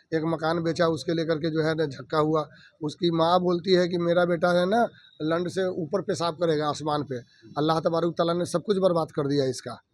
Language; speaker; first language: Hindi; native; Hindi